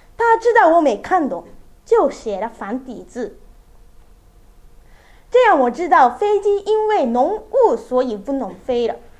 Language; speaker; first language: Chinese; non-native, learner; Japanese